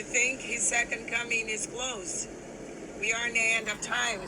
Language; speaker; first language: English; non-native, learner; Portuguese